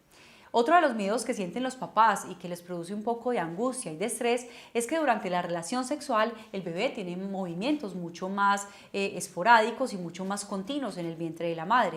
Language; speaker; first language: Spanish; native; Spanish